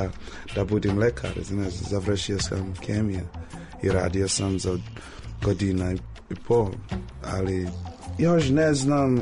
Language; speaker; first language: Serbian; non-native, learner; English